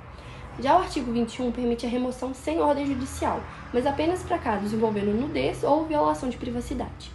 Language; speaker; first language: Portuguese; native; Portuguese